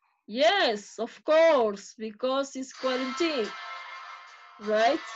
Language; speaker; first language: English; non-native, fluent; Spanish